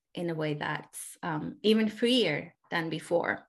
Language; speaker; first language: English; non-native, fluent; Turkish